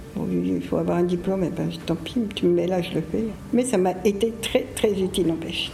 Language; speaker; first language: French; early bilingual, other home language; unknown